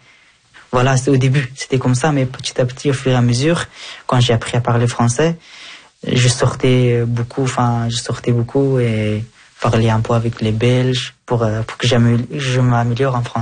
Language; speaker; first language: French; early bilingual, other home language; Persian